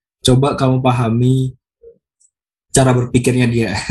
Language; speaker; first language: Indonesian; native; Indonesian